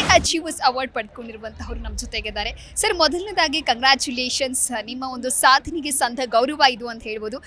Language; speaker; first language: Kannada; native; Kannada